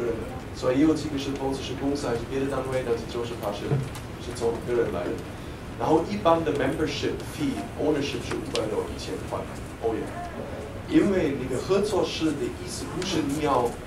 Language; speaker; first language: Chinese; non-native, fluent; German